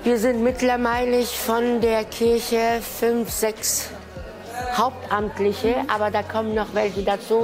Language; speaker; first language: German; non-native, fluent; Turkish